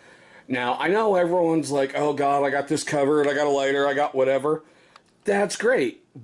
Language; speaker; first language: English; native; English